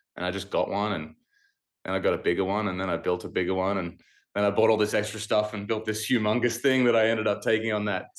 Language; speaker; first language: English; native; English